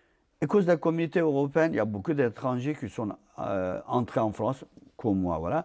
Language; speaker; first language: French; non-native, fluent; Turkish